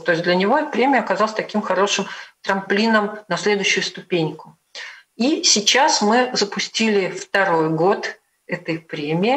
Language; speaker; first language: Russian; native; Russian